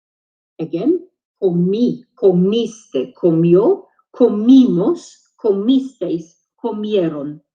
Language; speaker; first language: Spanish; non-native, fluent; English